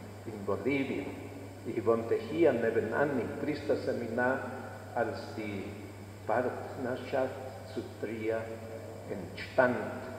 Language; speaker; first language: German; non-native, fluent; Spanish